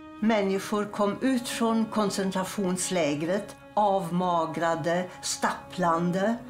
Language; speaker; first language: Swedish; non-native, fluent; German